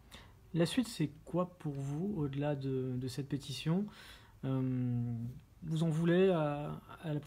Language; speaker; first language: French; native; French